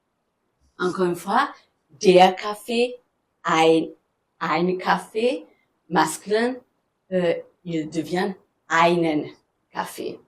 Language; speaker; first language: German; non-native, fluent; French